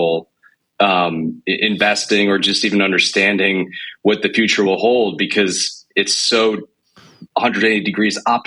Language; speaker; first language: English; native; English